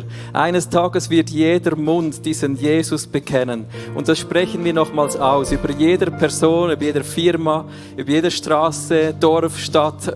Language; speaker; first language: German; native; German